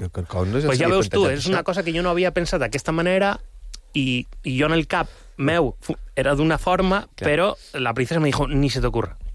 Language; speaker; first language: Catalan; non-native, local second language; Spanish